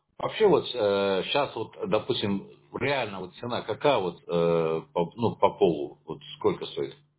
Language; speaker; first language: Russian; native; Russian